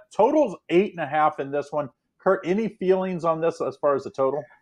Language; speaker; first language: English; native; English